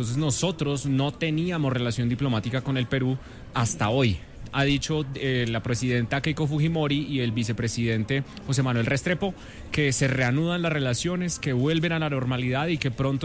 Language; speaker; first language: Spanish; native; Spanish